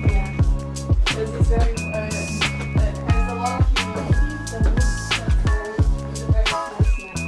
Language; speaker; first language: English; non-native, learner; Portuguese